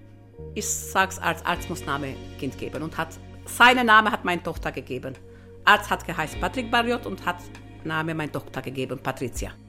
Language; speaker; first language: German; non-native, learner; Albanian